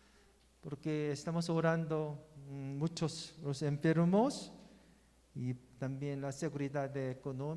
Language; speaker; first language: Spanish; non-native, learner; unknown